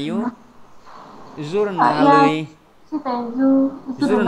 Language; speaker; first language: Russian; non-native, fluent; Vietnamese